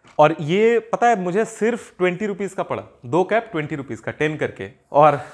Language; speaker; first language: Hindi; native; Hindi